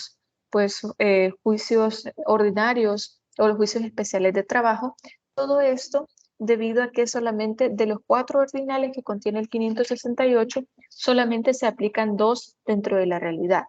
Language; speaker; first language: Spanish; native; Spanish